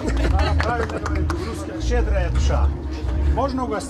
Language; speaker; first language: Russian; non-native, local second language; Kyrgyz